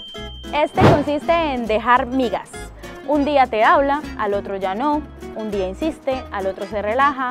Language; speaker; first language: Spanish; native; Spanish